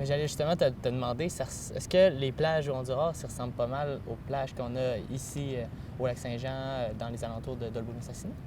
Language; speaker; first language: French; native; French